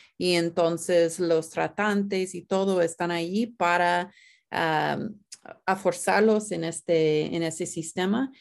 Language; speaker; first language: Spanish; non-native, fluent; English